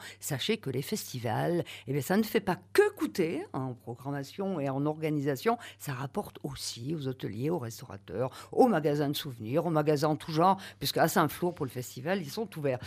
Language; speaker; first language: French; native; French